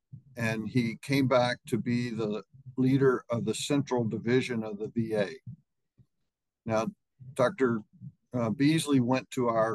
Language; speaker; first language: English; native; English